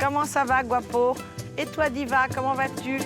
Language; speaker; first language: French; native; French